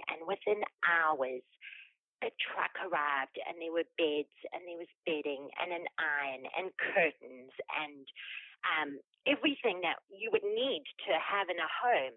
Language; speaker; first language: English; native; English